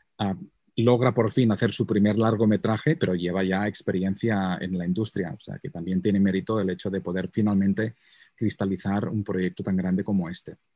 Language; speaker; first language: Spanish; non-native, local second language; Catalan